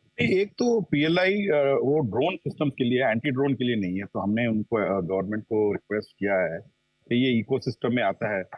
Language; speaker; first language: Hindi; non-native, local second language; Telugu